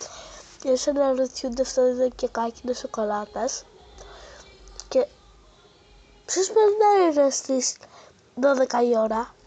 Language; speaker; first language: Greek; native; Greek